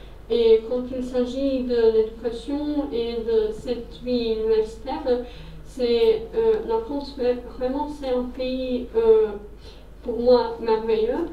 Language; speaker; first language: French; non-native, fluent; Serbian